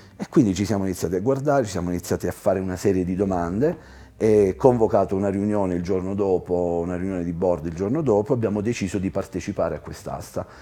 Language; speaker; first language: Italian; native; Italian